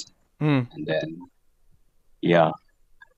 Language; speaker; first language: English; non-native, local second language; Southern Sotho